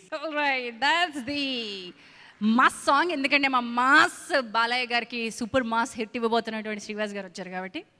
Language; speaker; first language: Telugu; native; Telugu